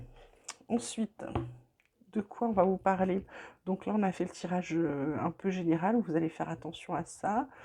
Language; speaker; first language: French; native; French